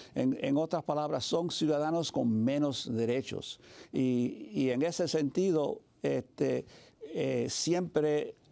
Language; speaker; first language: Spanish; early bilingual, heritage; Spanish